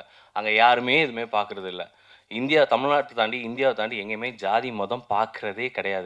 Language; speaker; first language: Tamil; native; Tamil